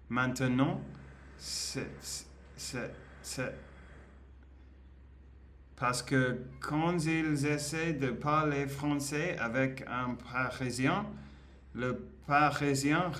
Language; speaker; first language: French; non-native, learner; Spanish